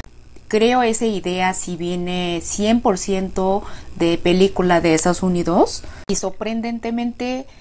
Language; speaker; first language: Spanish; non-native, fluent; Korean